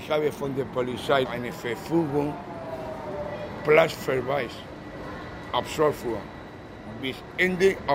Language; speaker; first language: German; non-native, learner; Spanish